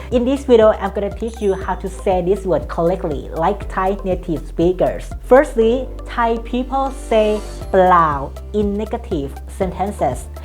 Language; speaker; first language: English; non-native, fluent; Thai